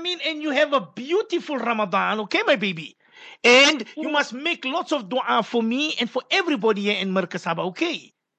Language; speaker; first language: English; native; English